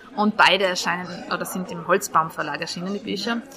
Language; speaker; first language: German; native; German